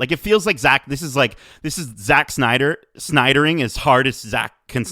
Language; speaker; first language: English; native; English